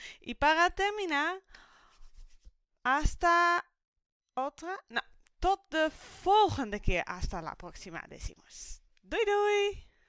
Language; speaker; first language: Spanish; non-native, fluent; Dutch